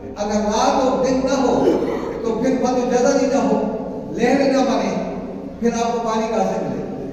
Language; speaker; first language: Urdu; native; Urdu